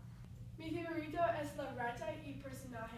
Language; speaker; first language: Spanish; non-native, learner; English